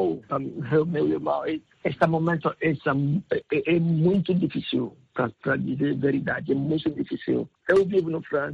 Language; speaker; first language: Portuguese; non-native, learner; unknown